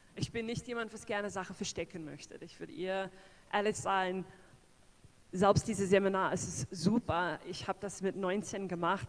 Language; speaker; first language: German; non-native, fluent; English